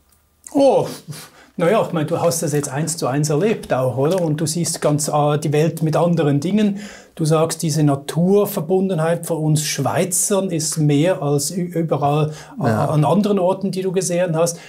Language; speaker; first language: German; native; German